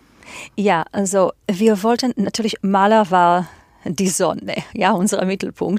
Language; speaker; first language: German; non-native, fluent; Hebrew